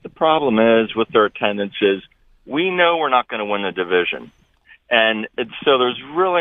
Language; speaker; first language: English; native; English